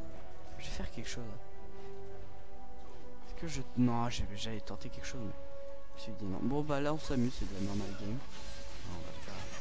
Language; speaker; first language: French; native; French